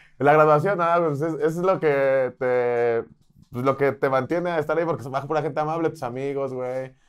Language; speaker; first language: Spanish; native; Spanish